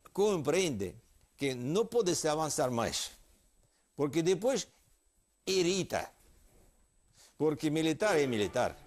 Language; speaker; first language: Portuguese; non-native, fluent; Russian